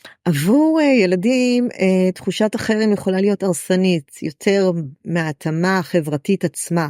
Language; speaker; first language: Hebrew; native; Hebrew